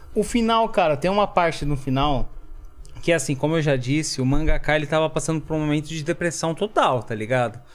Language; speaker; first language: Portuguese; native; Portuguese